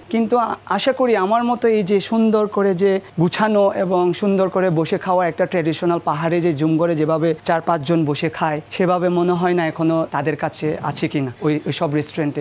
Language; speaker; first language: Bangla; non-native, local second language; Marma